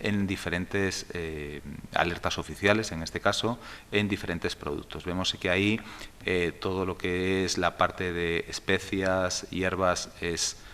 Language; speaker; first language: Spanish; native; Spanish